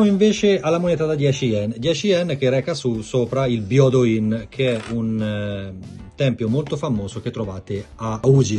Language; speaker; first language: Italian; native; Italian